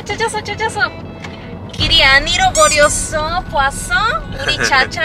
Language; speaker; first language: Korean; non-native, learner; Spanish